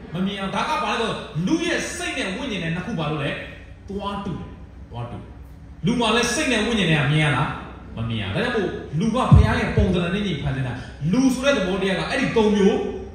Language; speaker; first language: Burmese; non-native, local second language; S'gaw Karen